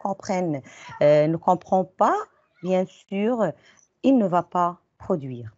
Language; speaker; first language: French; non-native, local second language; Arabic